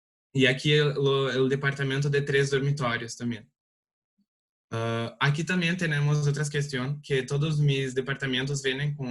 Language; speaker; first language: Spanish; non-native, learner; Portuguese